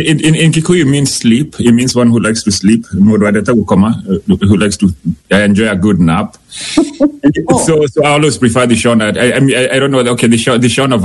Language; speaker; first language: English; non-native, local second language; Kikuyu